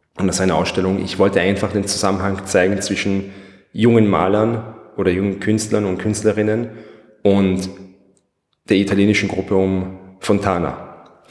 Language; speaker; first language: German; early bilingual, other home language; Persian